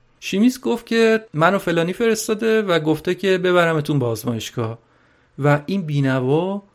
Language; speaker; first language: Persian; native; Persian